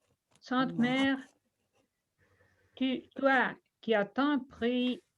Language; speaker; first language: French; non-native, fluent; Spanish